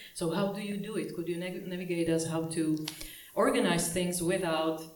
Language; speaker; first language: English; non-native, fluent; Slovak